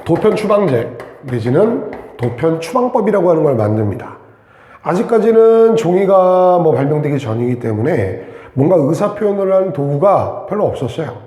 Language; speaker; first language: Korean; native; Korean